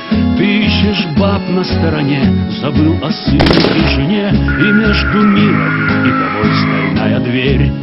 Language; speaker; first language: Russian; native; Russian